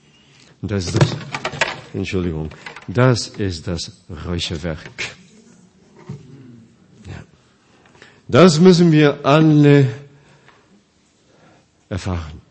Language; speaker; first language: German; non-native, fluent; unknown